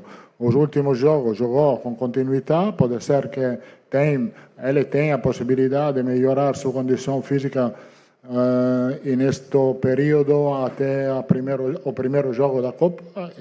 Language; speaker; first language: Spanish; non-native, fluent; Italian